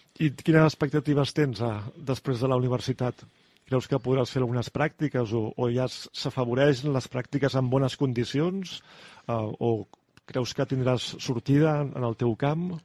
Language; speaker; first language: Catalan; native; Catalan